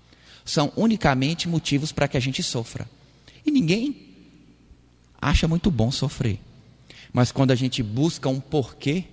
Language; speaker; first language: Portuguese; native; Portuguese